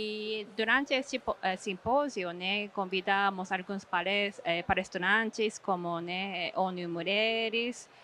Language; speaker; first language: Portuguese; non-native, fluent; Japanese